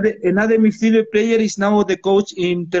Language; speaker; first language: English; non-native, learner; Spanish